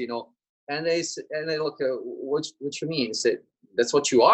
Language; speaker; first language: English; non-native, fluent; Italian